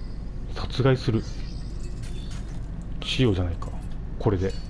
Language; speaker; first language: Japanese; native; Japanese